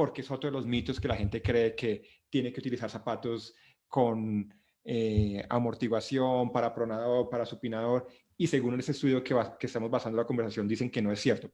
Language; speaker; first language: Spanish; native; Spanish